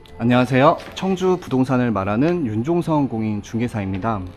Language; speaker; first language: Korean; native; Korean